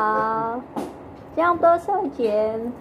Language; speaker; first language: Chinese; non-native, fluent; Indonesian